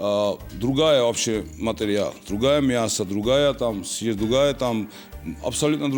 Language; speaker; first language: Russian; non-native, local second language; Georgian